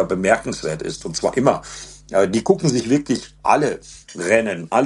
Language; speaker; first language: German; native; German